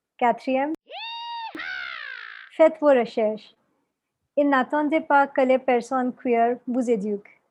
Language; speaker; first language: French; non-native, learner; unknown